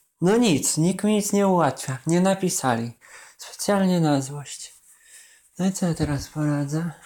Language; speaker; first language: Polish; native; Polish